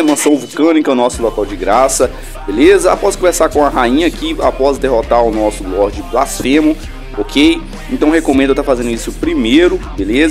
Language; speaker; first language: Portuguese; native; Portuguese